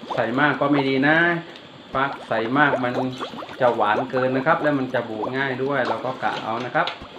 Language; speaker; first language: Thai; native; Thai